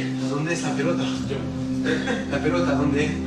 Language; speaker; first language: Spanish; non-native, learner; French